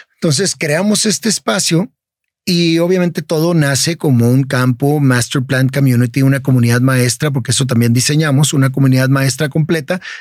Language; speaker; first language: Spanish; native; Spanish